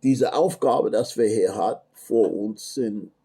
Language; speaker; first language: German; non-native, learner; English